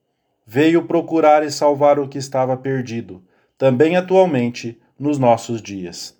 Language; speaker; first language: Portuguese; native; Portuguese